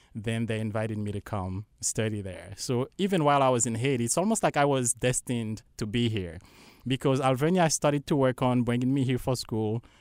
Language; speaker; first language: English; non-native, fluent; Haitian Creole